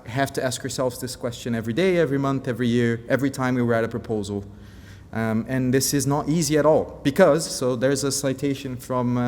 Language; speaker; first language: English; non-native, fluent; Portuguese